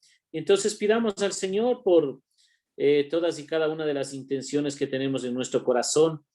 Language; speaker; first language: Spanish; native; Spanish